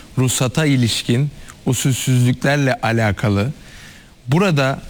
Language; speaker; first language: Turkish; native; Turkish